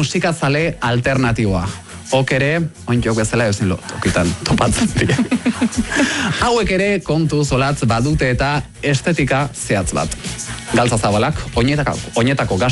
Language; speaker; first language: Basque; native; Basque